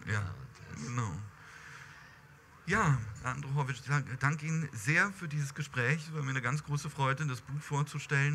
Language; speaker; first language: German; native; German